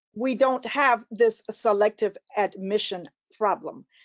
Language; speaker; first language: English; early bilingual, other home language; Spanish